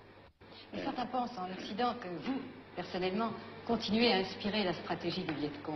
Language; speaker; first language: French; native; French